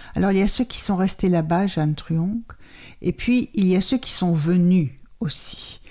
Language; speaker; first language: French; native; French